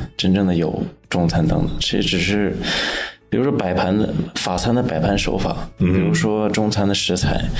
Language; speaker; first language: Chinese; native; Chinese